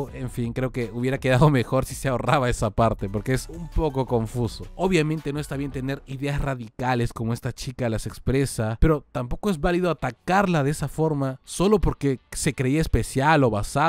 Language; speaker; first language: Spanish; native; Spanish